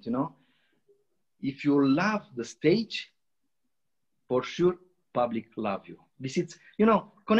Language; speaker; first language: English; non-native, learner; Romanian